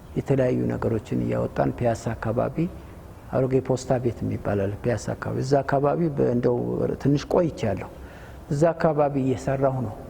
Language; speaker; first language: Amharic; non-native, local second language; Sebat Bet Gurage